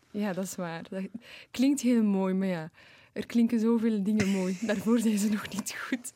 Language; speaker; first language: Dutch; early bilingual, other home language; Polish